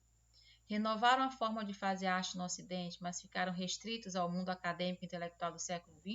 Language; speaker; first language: Portuguese; native; Portuguese